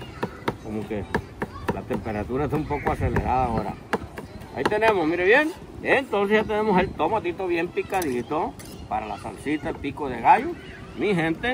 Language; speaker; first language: Spanish; native; Spanish